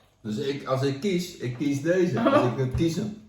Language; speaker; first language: Dutch; non-native, learner; Thai